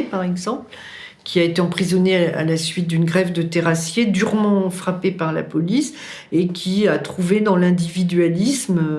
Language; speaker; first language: French; native; French